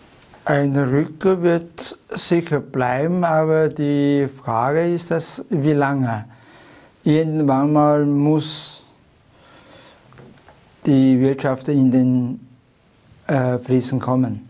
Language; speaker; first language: German; non-native, learner; Chinese